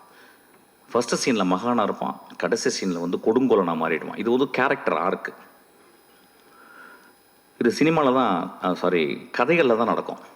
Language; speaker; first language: Tamil; native; Tamil